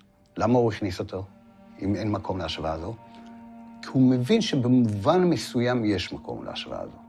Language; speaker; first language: Hebrew; native; Hebrew